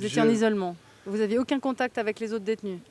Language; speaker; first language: French; native; French